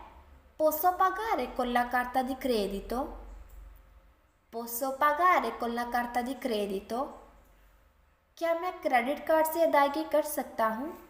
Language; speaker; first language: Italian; non-native, fluent; Urdu